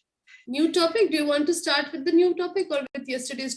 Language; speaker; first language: English; non-native, local second language; Hindi